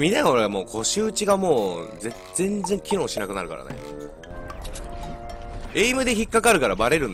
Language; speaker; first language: Japanese; native; Japanese